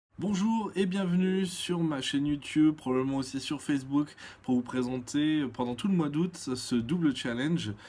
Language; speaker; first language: French; native; French